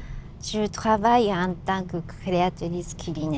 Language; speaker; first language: French; non-native, learner; Japanese